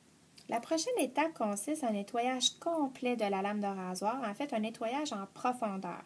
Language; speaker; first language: French; native; French